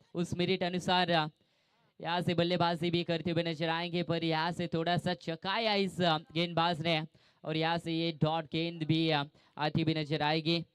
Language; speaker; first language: Hindi; non-native, local second language; Marathi